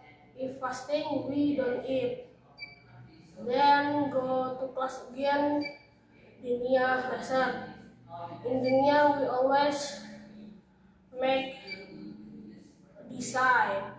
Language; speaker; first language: English; non-native, learner; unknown